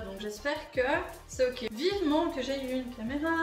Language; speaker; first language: French; native; French